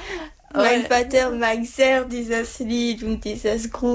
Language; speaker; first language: German; non-native, learner; French